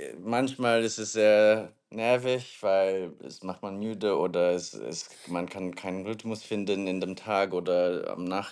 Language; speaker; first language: German; non-native, learner; English